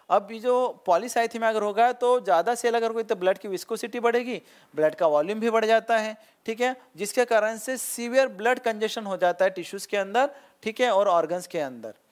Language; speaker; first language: Hindi; non-native, local second language; Marathi